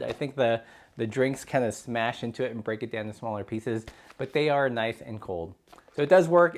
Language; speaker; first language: English; native; English